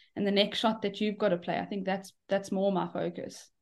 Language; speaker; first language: English; native; English